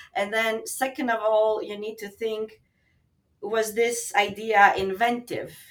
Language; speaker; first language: English; non-native, fluent; Albanian